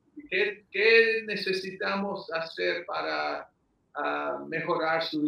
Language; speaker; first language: Spanish; early bilingual, heritage; English